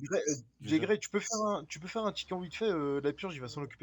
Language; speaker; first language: French; native; French